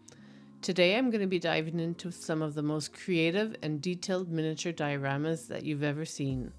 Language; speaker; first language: English; native; English